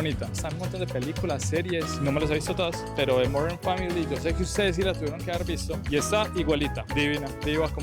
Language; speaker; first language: Spanish; native; Spanish